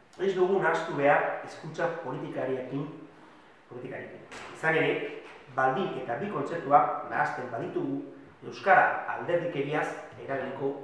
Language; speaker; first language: Basque; non-native, local second language; Spanish